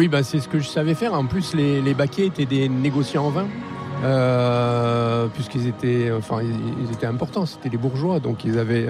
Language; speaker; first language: French; native; French